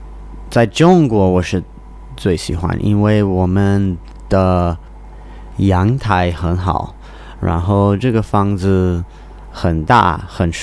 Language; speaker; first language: Chinese; non-native, learner; English